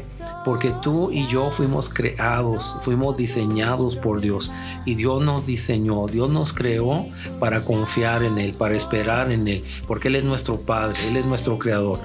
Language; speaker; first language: Spanish; native; Spanish